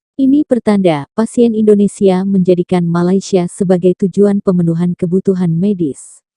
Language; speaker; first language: Indonesian; native; Indonesian